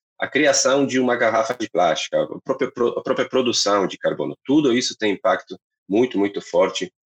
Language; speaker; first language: Portuguese; non-native, fluent; Polish